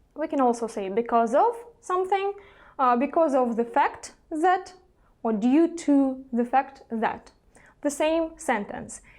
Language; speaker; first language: English; non-native, fluent; Russian